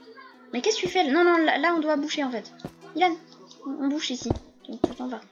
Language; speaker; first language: French; native; French